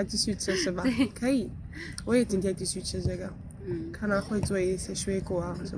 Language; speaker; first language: Chinese; non-native, fluent; Arabic